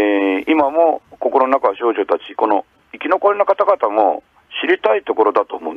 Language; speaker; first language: Japanese; native; Japanese